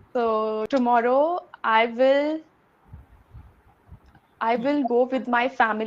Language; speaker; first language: English; non-native, learner; Hindi